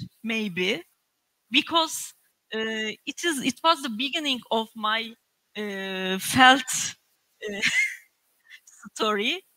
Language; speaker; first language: English; non-native, learner; Turkish